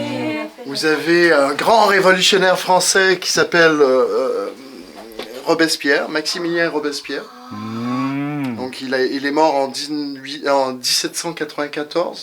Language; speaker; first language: French; native; French